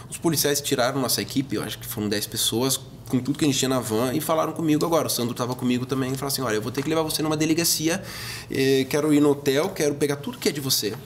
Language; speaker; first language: Portuguese; non-native, fluent; German